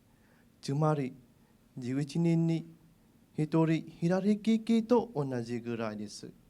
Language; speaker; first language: Japanese; non-native, learner; Vietnamese